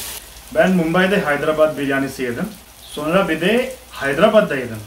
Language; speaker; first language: Turkish; non-native, learner; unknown